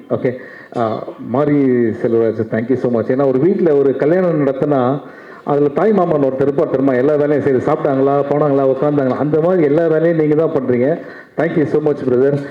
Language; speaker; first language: Tamil; native; Tamil